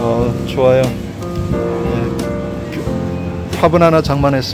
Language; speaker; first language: Korean; native; Korean